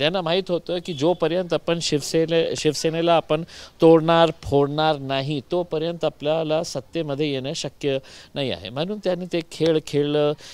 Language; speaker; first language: Marathi; non-native, local second language; Urdu